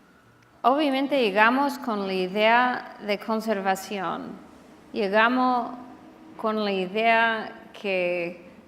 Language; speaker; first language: Spanish; non-native, fluent; English